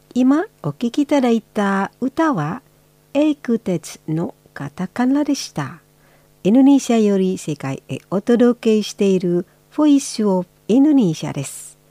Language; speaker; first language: Japanese; non-native, fluent; Indonesian